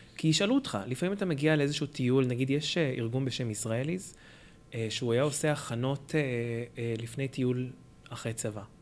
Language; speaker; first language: Hebrew; early bilingual, other home language; Arabic